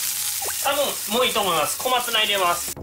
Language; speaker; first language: Japanese; native; Japanese